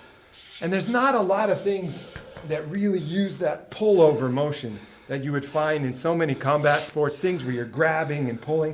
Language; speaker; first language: English; native; English